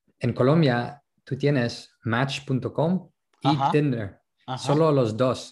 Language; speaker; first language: Spanish; non-native, local second language; French